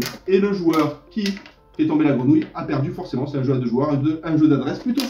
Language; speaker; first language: French; native; French